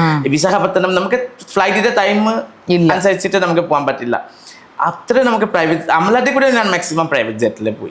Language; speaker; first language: Malayalam; non-native, fluent; Assamese